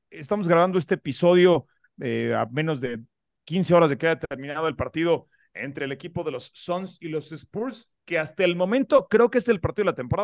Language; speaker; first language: Spanish; native; Spanish